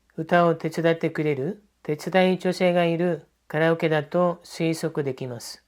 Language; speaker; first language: Japanese; non-native, fluent; Korean